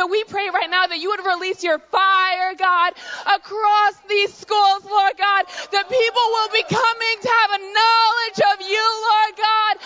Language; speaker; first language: English; native; English